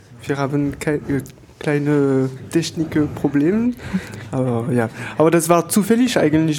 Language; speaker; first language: German; non-native, learner; French